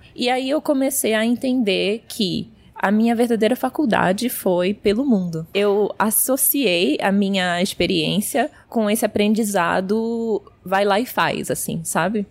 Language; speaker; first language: Portuguese; early bilingual, heritage; Portuguese